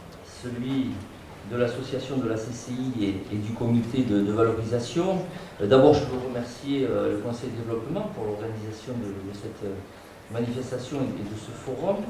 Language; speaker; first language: French; native; French